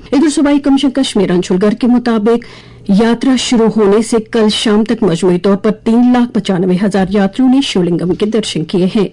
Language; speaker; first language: Urdu; non-native, local second language; Kashmiri